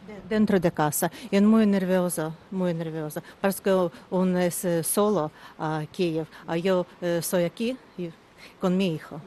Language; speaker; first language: Spanish; non-native, learner; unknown